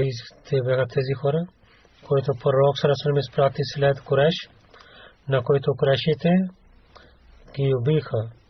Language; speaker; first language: Bulgarian; non-native, learner; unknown